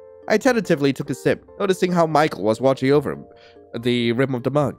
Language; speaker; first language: English; native; English